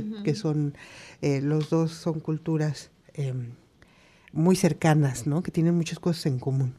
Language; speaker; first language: Spanish; native; Spanish